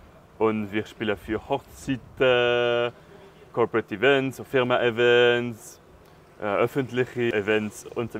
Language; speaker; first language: German; non-native, local second language; French